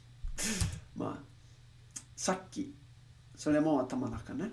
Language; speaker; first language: Japanese; non-native, learner; English